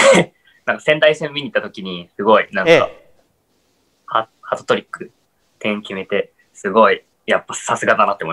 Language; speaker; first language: Japanese; native; Japanese